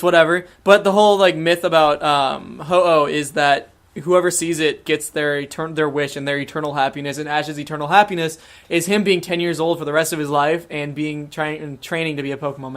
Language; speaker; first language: English; native; English